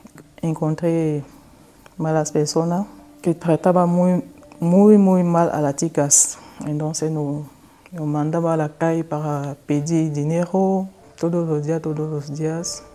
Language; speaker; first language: Spanish; non-native, fluent; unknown